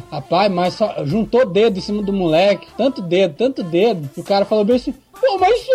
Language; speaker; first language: Portuguese; native; Portuguese